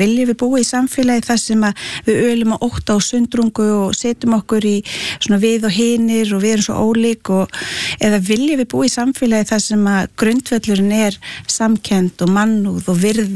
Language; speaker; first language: Icelandic; native; Icelandic